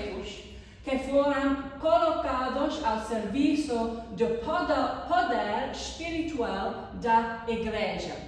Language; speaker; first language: Portuguese; non-native, learner; English